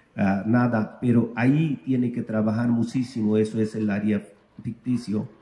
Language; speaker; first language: Spanish; non-native, fluent; Bangla